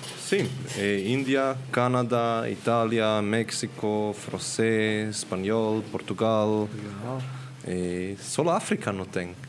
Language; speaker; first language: Portuguese; non-native, learner; Swiss German